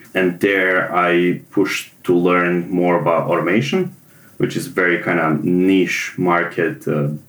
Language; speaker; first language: English; non-native, fluent; Serbian